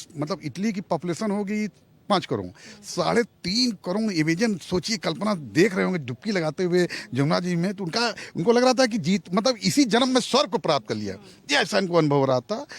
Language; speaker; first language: Hindi; native; Hindi